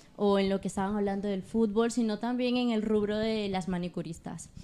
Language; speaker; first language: Spanish; native; Spanish